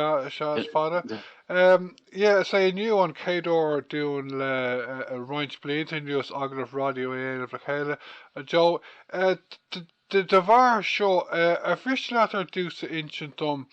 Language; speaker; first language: Irish; non-native, local second language; English